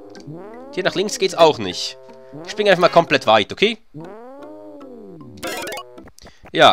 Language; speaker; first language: German; native; German